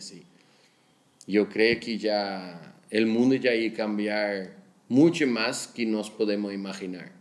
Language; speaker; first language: Spanish; non-native, learner; Dutch